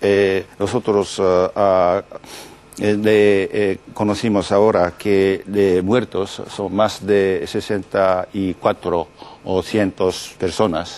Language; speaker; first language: Spanish; non-native, learner; Japanese